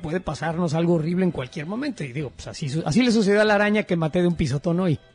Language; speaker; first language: Spanish; native; Spanish